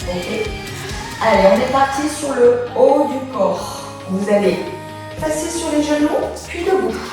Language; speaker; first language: French; native; French